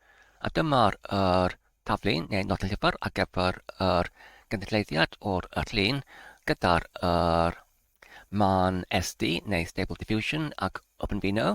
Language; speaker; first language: Welsh; non-native, learner; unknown